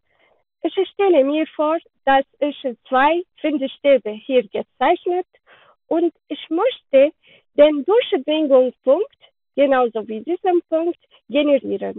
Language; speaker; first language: German; non-native, learner; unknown